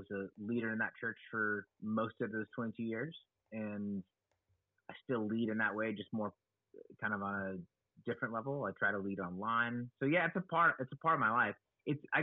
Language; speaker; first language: English; native; English